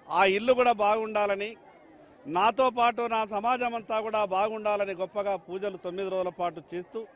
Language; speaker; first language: Telugu; native; Telugu